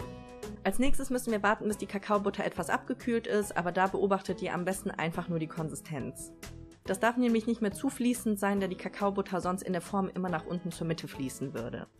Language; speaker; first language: German; native; German